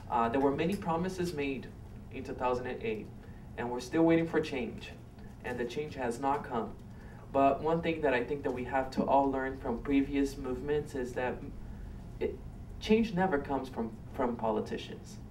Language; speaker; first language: English; non-native, fluent; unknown